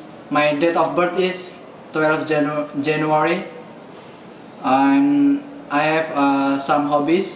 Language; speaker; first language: English; non-native, learner; Indonesian